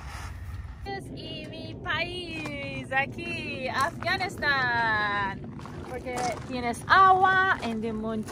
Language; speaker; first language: Spanish; non-native, learner; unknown